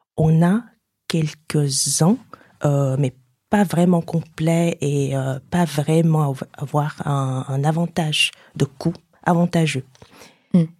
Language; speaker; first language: French; non-native, fluent; Chinese